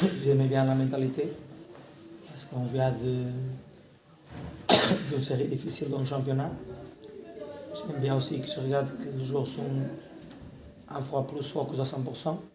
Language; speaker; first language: French; non-native, learner; Portuguese